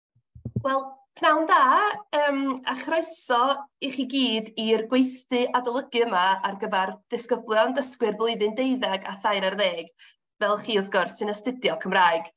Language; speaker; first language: Welsh; native; Welsh